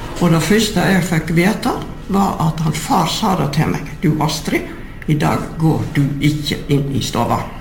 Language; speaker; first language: Norwegian; native; Norwegian